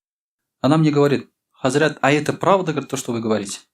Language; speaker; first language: Russian; non-native, local second language; Tatar